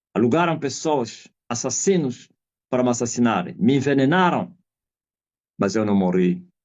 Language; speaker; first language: Portuguese; non-native, local second language; Kongo